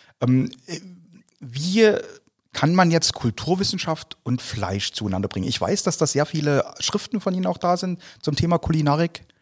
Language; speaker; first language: German; native; German